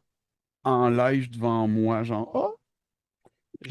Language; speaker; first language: French; native; French